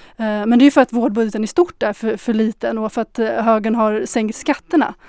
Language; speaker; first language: Swedish; early bilingual, other home language; Arabic